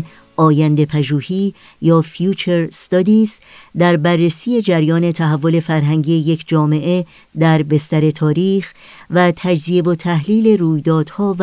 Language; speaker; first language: Persian; native; Persian